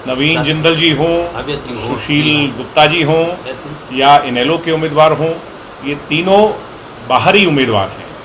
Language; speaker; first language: Hindi; native; Hindi